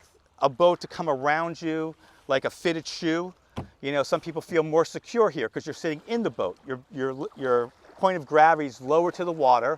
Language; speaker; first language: English; native; English